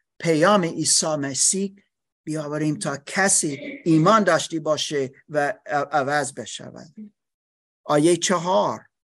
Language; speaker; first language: Persian; non-native, learner; English